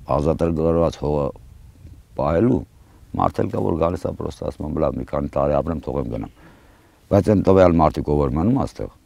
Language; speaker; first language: Armenian; native; Armenian